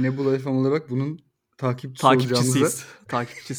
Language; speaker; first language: Turkish; native; Turkish